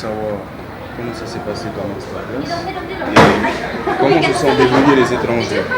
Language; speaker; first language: French; native; French